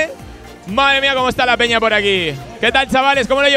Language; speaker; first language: Spanish; native; Spanish